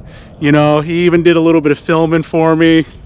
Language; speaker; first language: English; native; English